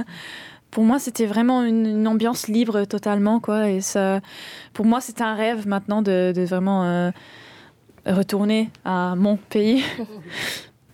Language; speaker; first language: French; early bilingual, other home language; Spanish